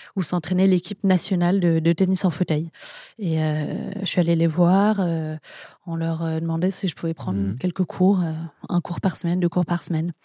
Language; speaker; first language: French; native; French